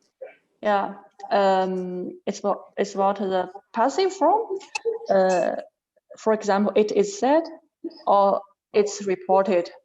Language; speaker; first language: English; non-native, learner; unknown